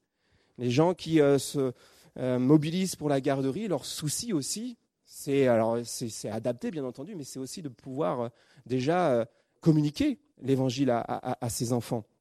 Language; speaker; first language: French; native; French